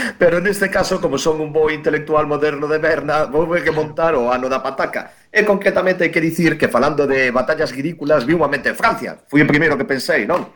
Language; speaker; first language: Galician; native; Galician